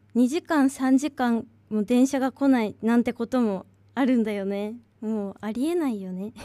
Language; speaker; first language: Japanese; native; Japanese